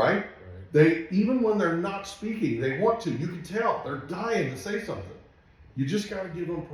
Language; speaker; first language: English; native; English